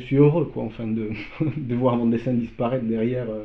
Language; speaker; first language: French; non-native, fluent; Polish